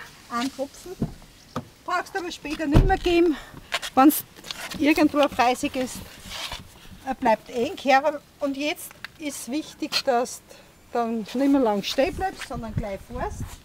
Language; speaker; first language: German; native; German